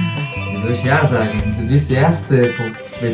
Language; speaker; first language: German; non-native, learner; Japanese